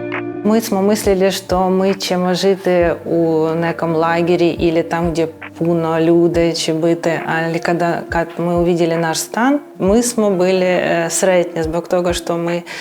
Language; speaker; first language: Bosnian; non-native, learner; Ukrainian